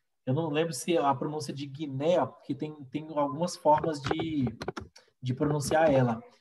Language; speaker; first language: Portuguese; native; Portuguese